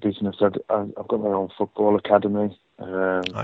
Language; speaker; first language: English; native; English